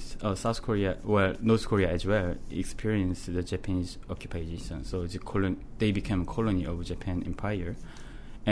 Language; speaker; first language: English; non-native, fluent; Korean